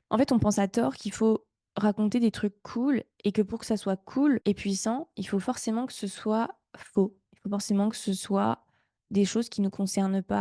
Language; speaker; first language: French; native; French